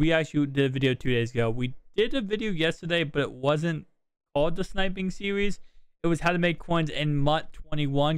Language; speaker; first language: English; native; English